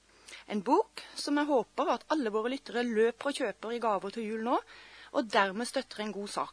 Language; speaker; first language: Norwegian; native; Norwegian